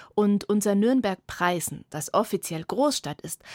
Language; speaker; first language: German; native; German